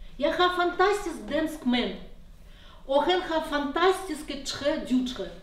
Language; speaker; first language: Danish; non-native, fluent; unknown